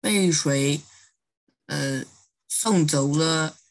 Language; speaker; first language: Chinese; non-native, learner; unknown